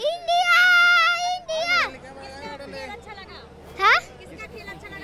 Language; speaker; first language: Hindi; non-native, fluent; Bangla